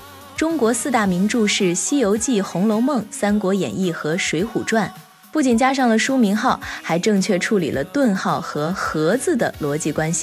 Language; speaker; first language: Chinese; native; Chinese